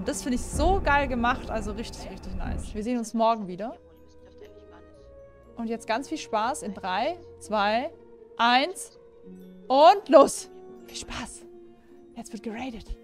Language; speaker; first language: German; native; German